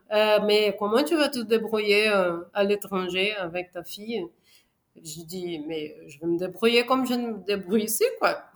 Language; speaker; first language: French; non-native, fluent; Portuguese